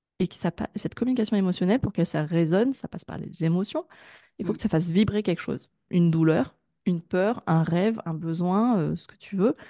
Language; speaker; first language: French; native; French